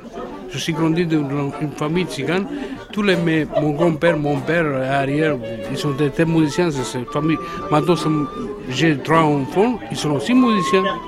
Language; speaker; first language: French; non-native, learner; Romany